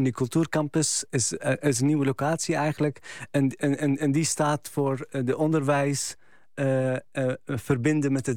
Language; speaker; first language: Dutch; non-native, fluent; Arabic